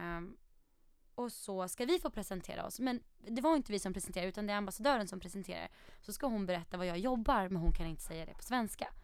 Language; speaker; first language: Swedish; early bilingual, other home language; Arabic